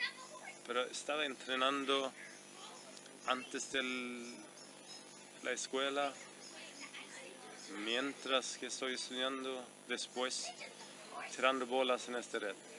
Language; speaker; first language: Spanish; non-native, fluent; Swedish